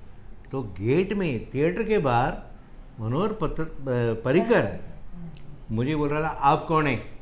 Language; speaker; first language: Hindi; non-native, local second language; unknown